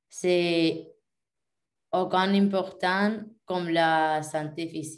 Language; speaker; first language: French; non-native, learner; Spanish